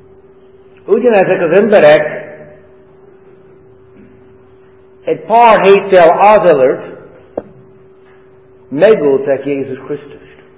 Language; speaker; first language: Hungarian; non-native, fluent; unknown